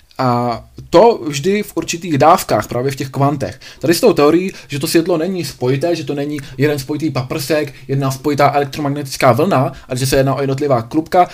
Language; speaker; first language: Czech; native; Czech